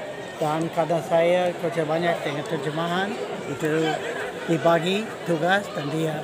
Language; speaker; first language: Indonesian; non-native, fluent; English